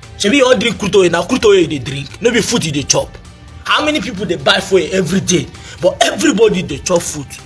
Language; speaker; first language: Nigerian Pidgin; non-native, local second language; Hausa